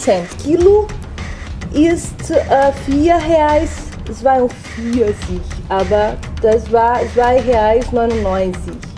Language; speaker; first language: German; non-native, learner; Portuguese